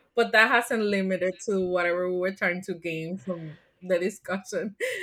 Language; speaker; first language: English; non-native, fluent; Spanish